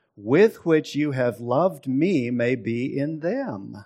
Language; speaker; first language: English; native; English